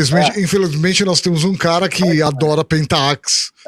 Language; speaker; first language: Portuguese; native; Portuguese